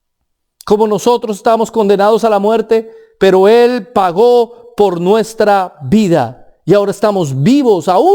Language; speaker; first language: Spanish; native; Spanish